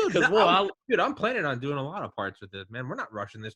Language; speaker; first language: English; native; English